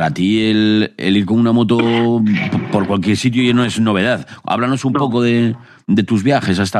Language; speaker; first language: Spanish; native; Spanish